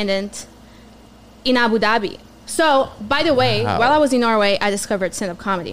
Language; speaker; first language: English; non-native, fluent; Portuguese